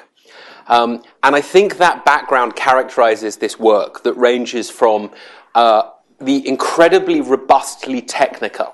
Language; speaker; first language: English; native; English